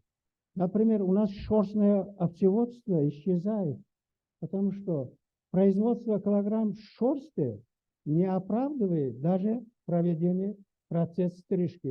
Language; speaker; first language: Russian; native; Russian